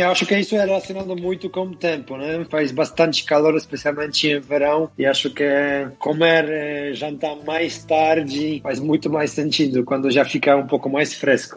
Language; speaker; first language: Portuguese; non-native, fluent; Polish